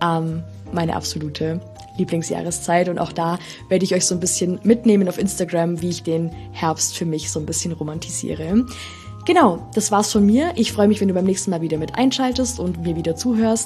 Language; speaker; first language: German; native; German